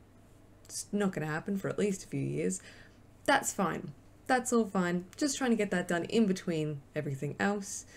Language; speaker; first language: English; native; English